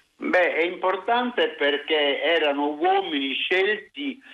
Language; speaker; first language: Italian; native; Italian